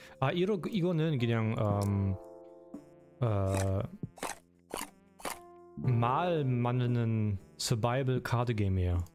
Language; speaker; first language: Korean; non-native, learner; German